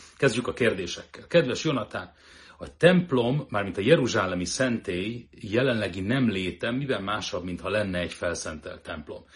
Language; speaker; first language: Hungarian; native; Hungarian